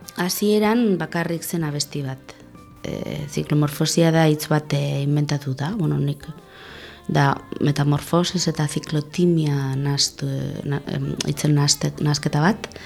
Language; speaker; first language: Basque; non-native, local second language; Spanish